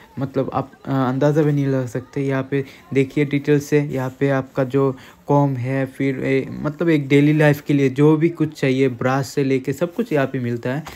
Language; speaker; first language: Hindi; non-native, local second language; Bangla